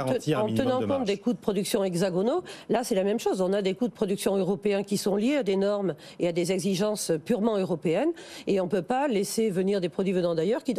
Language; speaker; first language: French; native; French